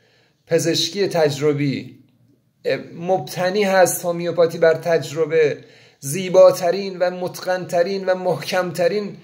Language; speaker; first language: Persian; native; Persian